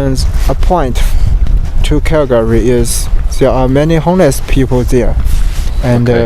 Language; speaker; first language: English; non-native, learner; Chinese